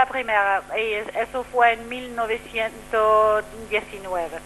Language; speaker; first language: Spanish; non-native, fluent; German